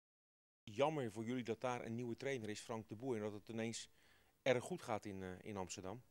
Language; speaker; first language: Dutch; native; Dutch